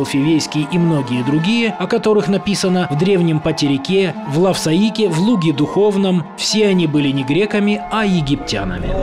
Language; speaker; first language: Russian; native; Russian